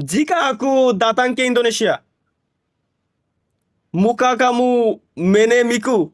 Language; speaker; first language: Indonesian; non-native, learner; Bangla